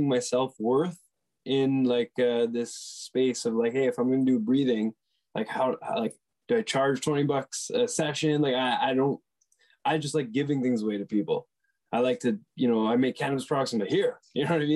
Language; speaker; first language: English; non-native, fluent; French